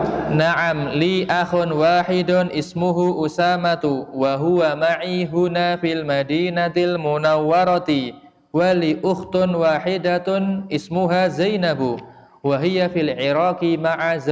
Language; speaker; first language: Arabic; non-native, fluent; Indonesian